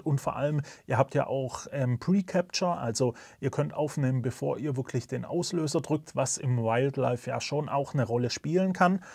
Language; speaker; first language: German; native; German